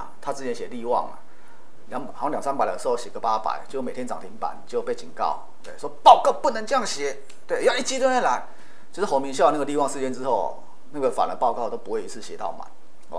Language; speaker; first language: Chinese; native; Chinese